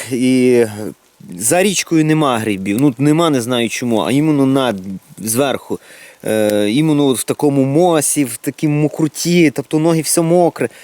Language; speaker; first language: Ukrainian; native; Ukrainian